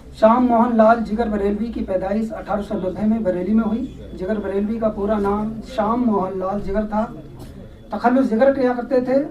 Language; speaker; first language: Urdu; non-native, local second language; Hindi